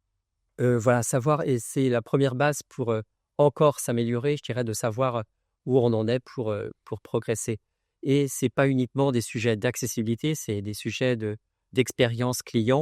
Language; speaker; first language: French; native; French